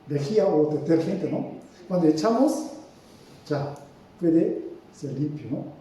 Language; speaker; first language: Spanish; non-native, fluent; Korean